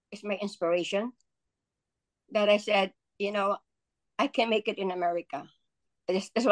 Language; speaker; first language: English; non-native, local second language; Filipino